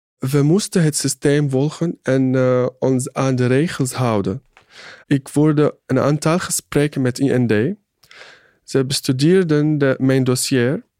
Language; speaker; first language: Dutch; non-native, fluent; Arabic